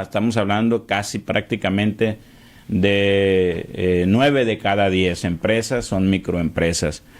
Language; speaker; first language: Spanish; native; Spanish